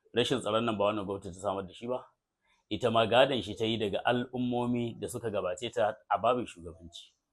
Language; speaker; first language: Hausa; native; Hausa